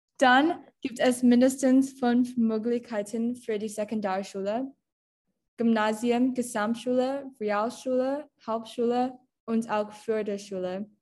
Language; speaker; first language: German; non-native, learner; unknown